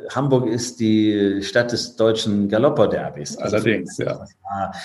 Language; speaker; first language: German; native; German